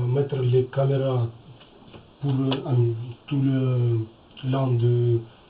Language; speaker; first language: French; non-native, learner; Russian